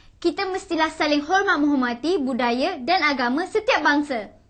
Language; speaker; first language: Malay; native; Malay